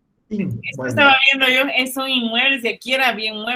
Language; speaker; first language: Spanish; native; Spanish